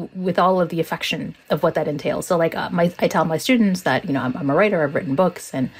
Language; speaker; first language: English; native; English